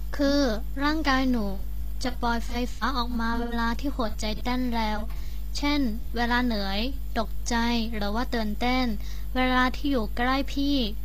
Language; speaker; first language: Thai; non-native, learner; Chinese